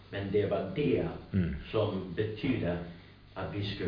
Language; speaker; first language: Swedish; non-native, fluent; English